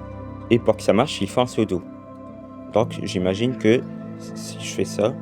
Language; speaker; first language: French; native; French